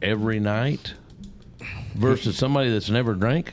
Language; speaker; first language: English; early bilingual, other home language; Spanish